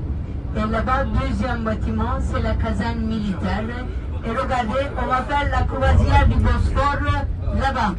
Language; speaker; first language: French; non-native, fluent; Turkish